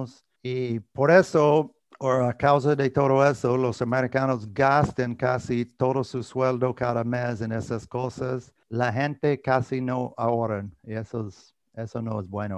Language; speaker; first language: Spanish; non-native, fluent; English